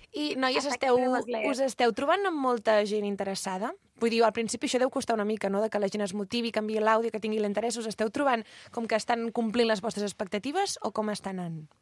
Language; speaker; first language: Catalan; native; Catalan